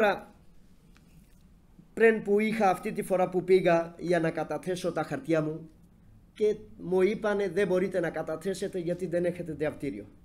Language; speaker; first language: Greek; non-native, fluent; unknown